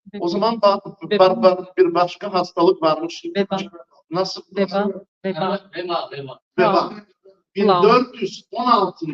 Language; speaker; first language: Turkish; non-native, fluent; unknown